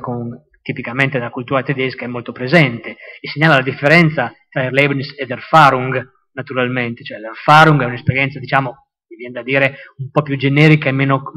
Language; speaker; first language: Italian; native; Italian